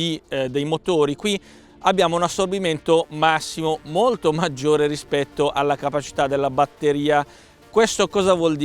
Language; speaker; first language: Italian; native; Italian